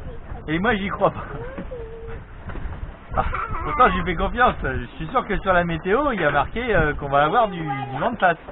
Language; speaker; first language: French; native; French